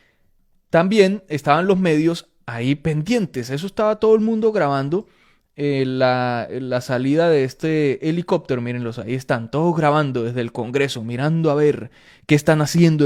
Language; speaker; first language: Spanish; native; Spanish